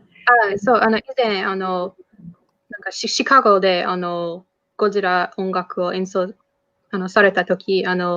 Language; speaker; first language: Japanese; non-native, fluent; English